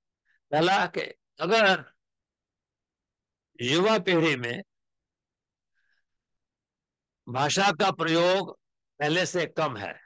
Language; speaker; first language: Hindi; native; Hindi